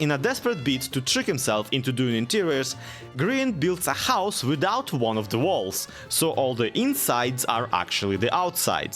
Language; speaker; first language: English; native; English